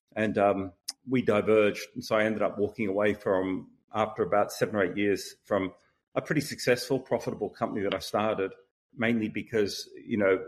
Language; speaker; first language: English; native; English